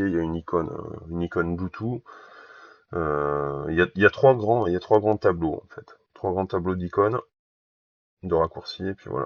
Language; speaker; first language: French; native; French